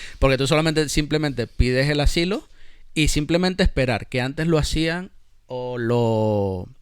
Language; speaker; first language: Spanish; native; Spanish